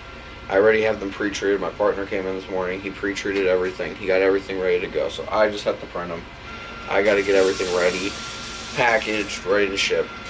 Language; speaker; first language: English; native; English